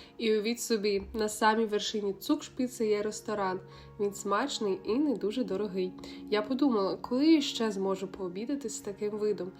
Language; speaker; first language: Ukrainian; native; Ukrainian